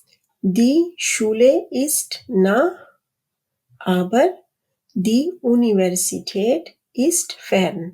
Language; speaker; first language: German; non-native, fluent; Urdu